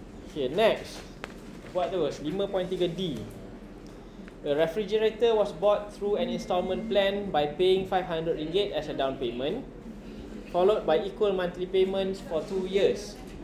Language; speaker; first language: English; non-native, local second language; Malay